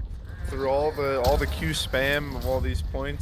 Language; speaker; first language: English; native; English